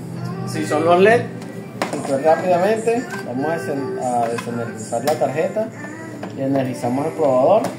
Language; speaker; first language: Spanish; native; Spanish